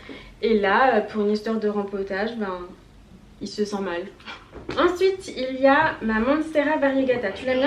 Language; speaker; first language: French; native; French